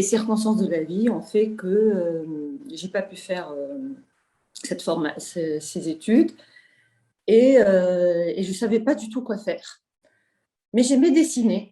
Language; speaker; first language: French; non-native, local second language; Arabic